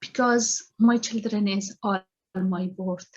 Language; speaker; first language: English; non-native, learner; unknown